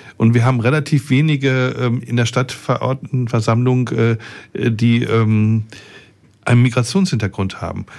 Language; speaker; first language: German; native; German